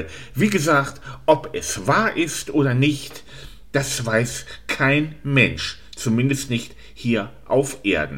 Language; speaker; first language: German; native; German